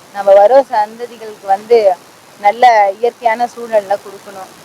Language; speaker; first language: Tamil; non-native, local second language; Telugu